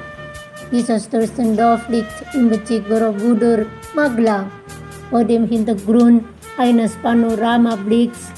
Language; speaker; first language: German; non-native, fluent; Indonesian